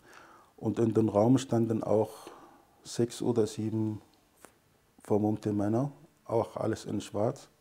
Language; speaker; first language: German; non-native, fluent; Arabic